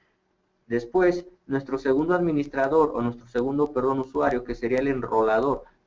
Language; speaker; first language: Spanish; native; Spanish